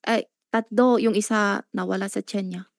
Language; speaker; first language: Filipino; non-native, learner; Chinese